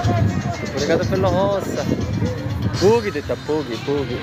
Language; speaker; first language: Portuguese; non-native, learner; Korean